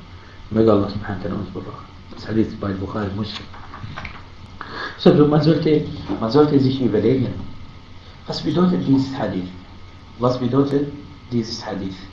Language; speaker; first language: German; non-native, fluent; Arabic